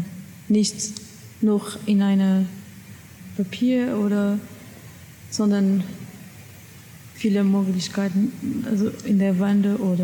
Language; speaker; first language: German; non-native, learner; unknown